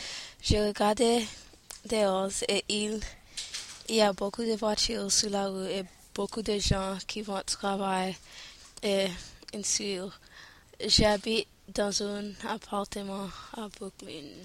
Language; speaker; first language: French; non-native, learner; English